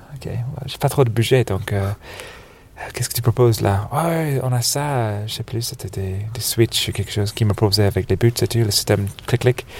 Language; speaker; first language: French; non-native, fluent; English